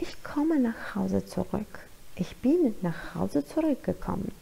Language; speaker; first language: German; non-native, fluent; Polish